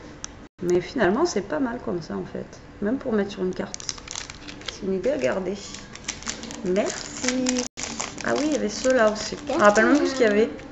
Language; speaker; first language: French; native; French